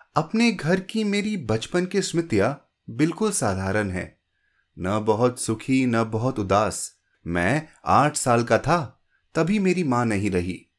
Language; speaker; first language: Hindi; native; Hindi